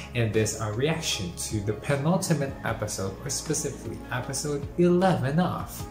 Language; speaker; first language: English; non-native, local second language; Filipino